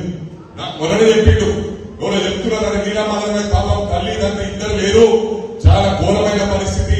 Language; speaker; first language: Telugu; native; Telugu